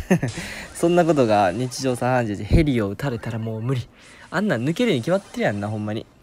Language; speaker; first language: Japanese; native; Japanese